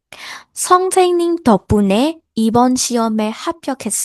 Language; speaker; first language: Korean; non-native, learner; Burmese